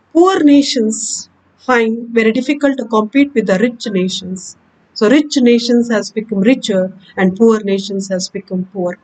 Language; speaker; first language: English; non-native, local second language; Kannada